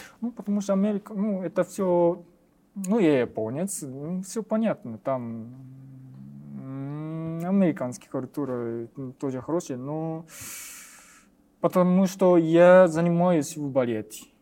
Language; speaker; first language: Russian; non-native, learner; Japanese